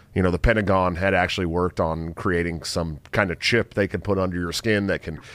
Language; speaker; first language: English; native; English